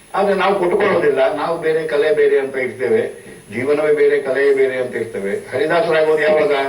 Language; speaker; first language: Kannada; non-native, local second language; Marathi